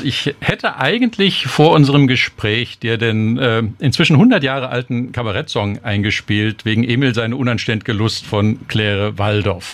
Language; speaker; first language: German; native; German